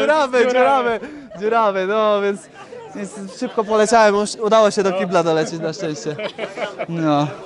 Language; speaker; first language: Polish; native; Polish